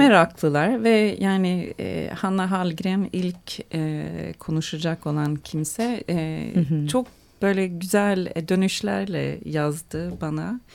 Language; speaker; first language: Turkish; non-native, fluent; Swedish